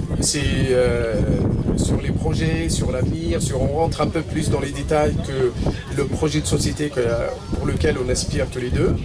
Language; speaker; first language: French; non-native, local second language; Arabic